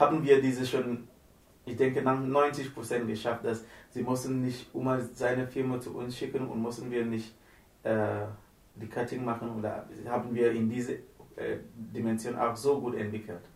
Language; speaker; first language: German; non-native, learner; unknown